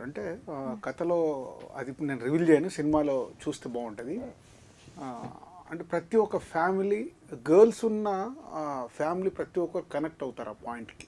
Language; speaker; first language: Telugu; native; Telugu